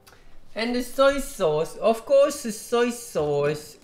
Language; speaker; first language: English; non-native, learner; Japanese